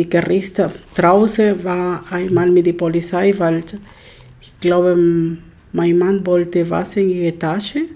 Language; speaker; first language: German; non-native, learner; Spanish